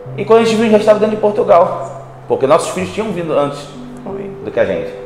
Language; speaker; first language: Portuguese; native; Portuguese